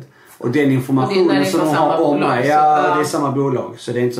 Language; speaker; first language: Swedish; native; Swedish